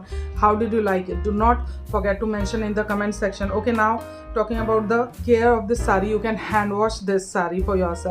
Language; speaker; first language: English; non-native, local second language; Hindi